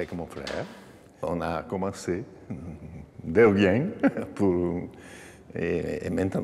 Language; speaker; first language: French; non-native, learner; Italian